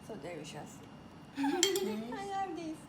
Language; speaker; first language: English; non-native, learner; Japanese